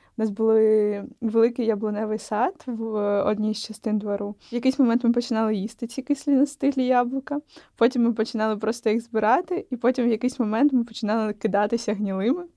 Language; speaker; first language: Ukrainian; non-native, local second language; Russian